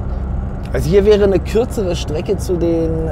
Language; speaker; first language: German; native; German